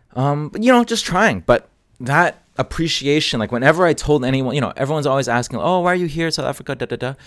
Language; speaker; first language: English; non-native, local second language; Cantonese